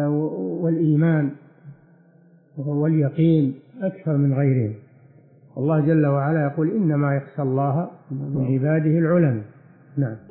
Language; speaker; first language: Arabic; native; Arabic